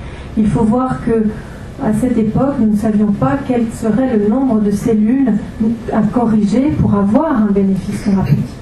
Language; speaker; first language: French; native; French